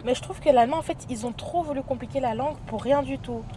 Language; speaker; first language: French; native; French